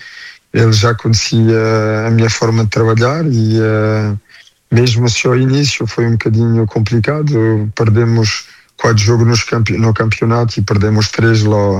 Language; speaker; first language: Portuguese; early bilingual, heritage; French